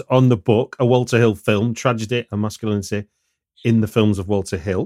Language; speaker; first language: English; native; English